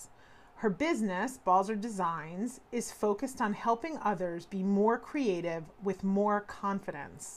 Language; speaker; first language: English; native; English